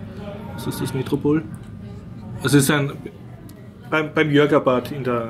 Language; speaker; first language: German; native; German